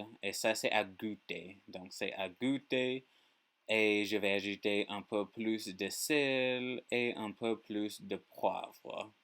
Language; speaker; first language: French; non-native, learner; English